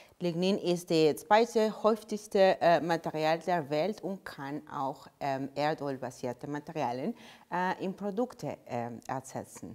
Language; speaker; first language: German; non-native, fluent; Spanish